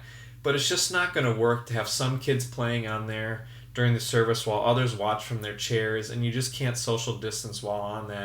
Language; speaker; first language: English; native; English